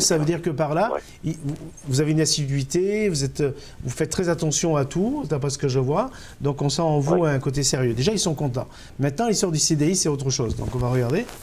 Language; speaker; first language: French; native; French